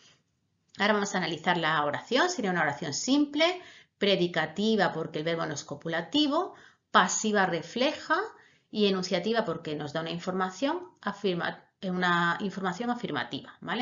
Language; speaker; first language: Spanish; native; Spanish